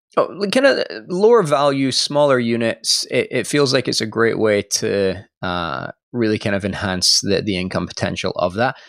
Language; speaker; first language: English; native; English